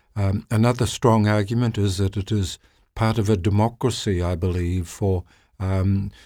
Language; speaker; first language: English; native; English